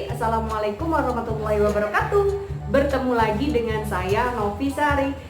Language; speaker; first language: Indonesian; native; Indonesian